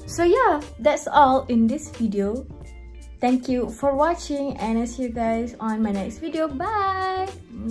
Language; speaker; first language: English; non-native, local second language; Malay